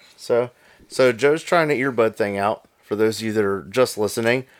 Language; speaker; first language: English; native; English